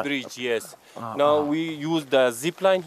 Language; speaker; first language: English; non-native, learner; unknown